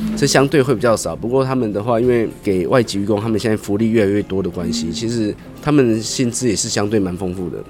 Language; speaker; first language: Chinese; native; Chinese